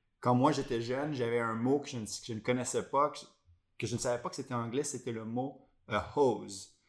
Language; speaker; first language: French; native; French